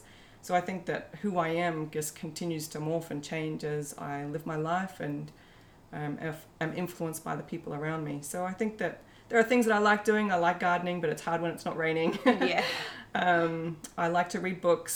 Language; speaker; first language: English; native; English